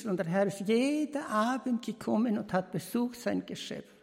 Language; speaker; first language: German; early bilingual, heritage; German